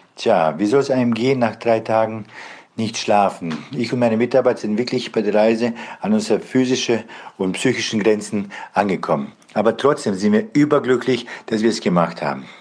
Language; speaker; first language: German; non-native, fluent; Bosnian